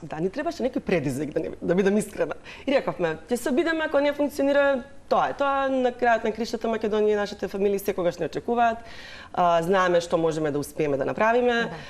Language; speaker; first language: Macedonian; native; Macedonian